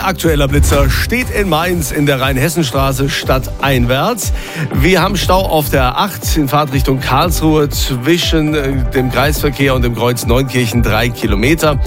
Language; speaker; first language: German; native; German